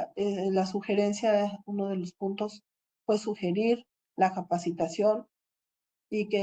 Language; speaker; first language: Spanish; native; Spanish